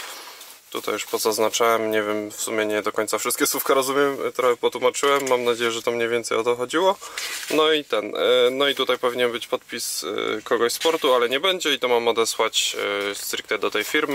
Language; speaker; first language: Polish; native; Polish